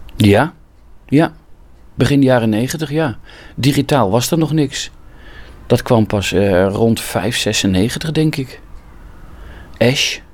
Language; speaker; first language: Dutch; native; Dutch